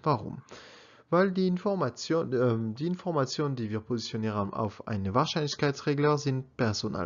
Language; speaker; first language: German; non-native, learner; French